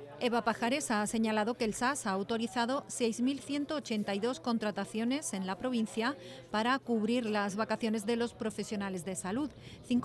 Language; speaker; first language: Spanish; native; Spanish